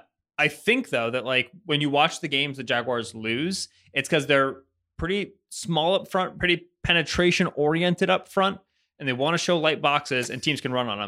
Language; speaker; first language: English; native; English